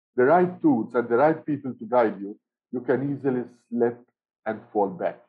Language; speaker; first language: English; non-native, fluent; Maltese